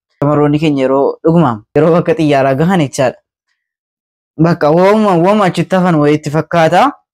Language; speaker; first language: Oromo; native; Oromo